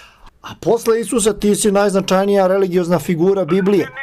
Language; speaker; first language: Bosnian; native; Bosnian